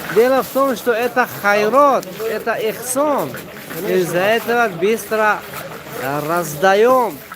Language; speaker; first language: Russian; non-native, local second language; Tajik